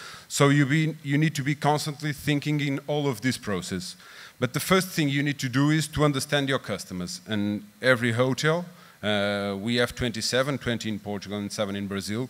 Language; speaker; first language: English; non-native, fluent; Portuguese